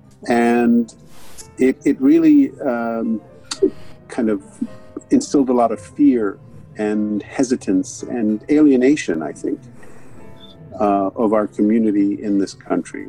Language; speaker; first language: English; early bilingual, other home language; Arabic